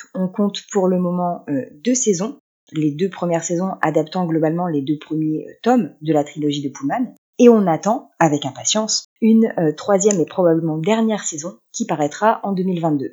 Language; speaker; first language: French; native; French